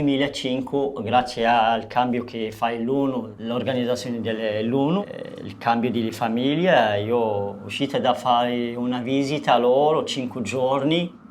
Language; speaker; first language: Italian; non-native, learner; Arabic